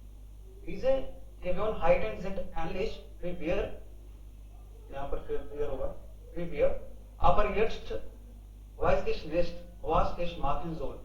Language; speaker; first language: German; non-native, learner; Hindi